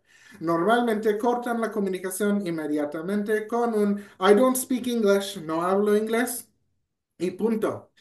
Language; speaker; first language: Spanish; non-native, fluent; English